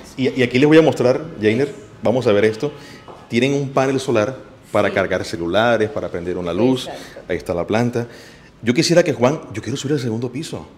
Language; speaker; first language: Spanish; native; Spanish